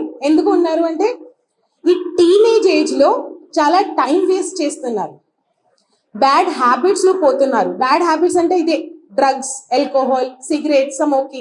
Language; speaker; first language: Telugu; non-native, fluent; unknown